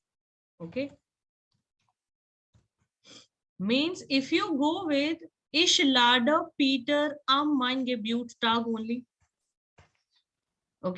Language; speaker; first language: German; non-native, learner; Hindi